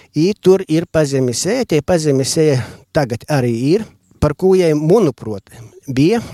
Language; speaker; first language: Latvian; native; Latvian